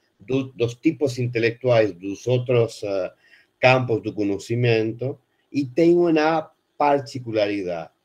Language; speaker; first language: Portuguese; non-native, fluent; Spanish